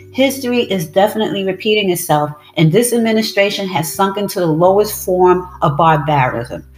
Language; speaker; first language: English; early bilingual, other home language; Spanish